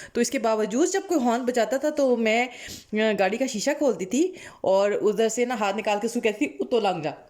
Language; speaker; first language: Urdu; non-native, local second language; Punjabi